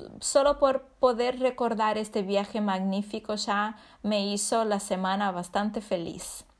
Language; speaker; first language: Spanish; non-native, fluent; Portuguese